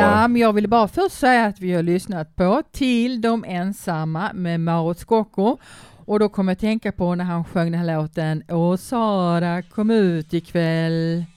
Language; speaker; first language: Swedish; native; Swedish